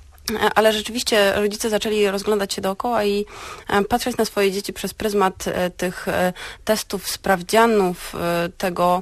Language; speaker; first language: Polish; native; Polish